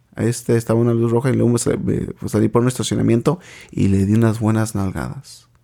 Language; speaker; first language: Spanish; native; Spanish